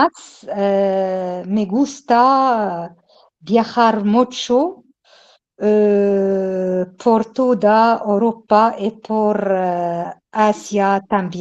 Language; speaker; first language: Spanish; non-native, learner; Arabic